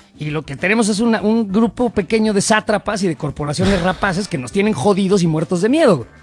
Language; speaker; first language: Spanish; native; Spanish